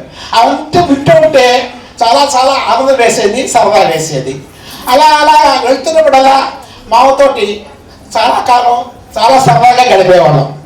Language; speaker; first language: Telugu; native; Telugu